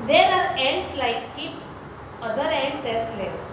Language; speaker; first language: English; non-native, local second language; Gujarati